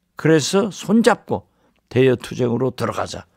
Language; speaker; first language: Korean; native; Korean